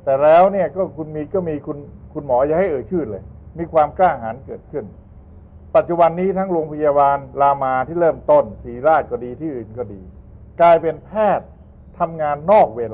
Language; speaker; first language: Thai; native; Thai